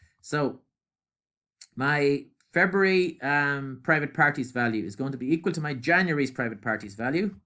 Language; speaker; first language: English; native; English